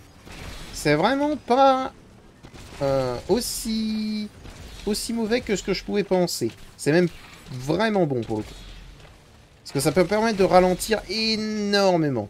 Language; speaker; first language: French; native; French